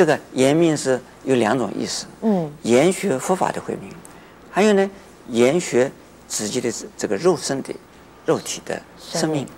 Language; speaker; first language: Chinese; native; Chinese